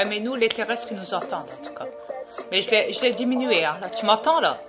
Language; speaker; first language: French; native; French